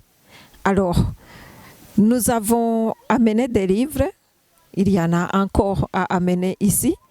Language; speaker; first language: French; non-native, local second language; Rundi